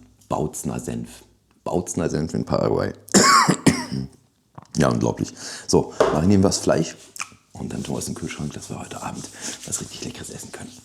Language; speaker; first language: German; native; German